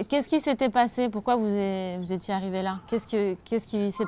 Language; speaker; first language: French; native; French